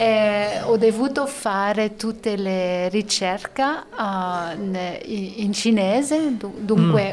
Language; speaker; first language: Italian; non-native, learner; French